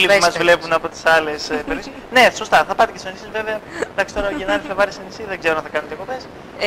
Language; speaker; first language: Greek; native; Greek